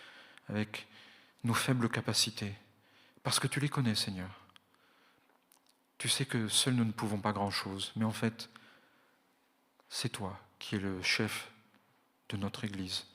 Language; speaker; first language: French; native; French